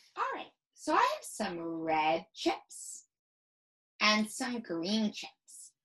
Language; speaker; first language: English; native; English